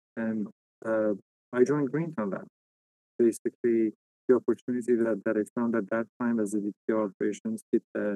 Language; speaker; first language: English; non-native, fluent; Persian